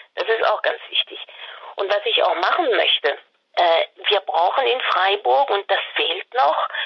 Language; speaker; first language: German; non-native, fluent; French